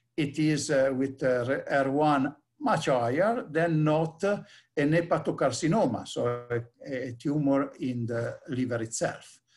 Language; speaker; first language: English; non-native, fluent; Italian